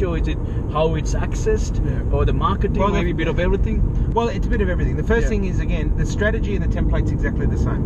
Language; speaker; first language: English; native; English